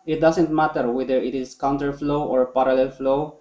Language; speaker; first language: English; non-native, local second language; Filipino